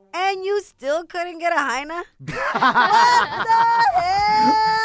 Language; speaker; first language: English; early bilingual, other home language; Spanish